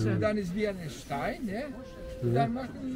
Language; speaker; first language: German; non-native, learner; Slovenian